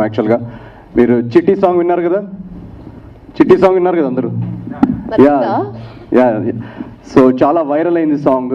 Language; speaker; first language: Telugu; native; Telugu